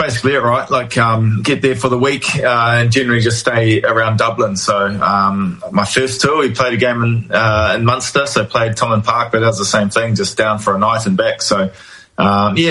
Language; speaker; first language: English; native; English